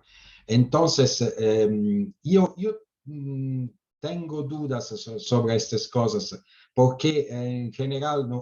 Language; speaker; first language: Spanish; non-native, fluent; Italian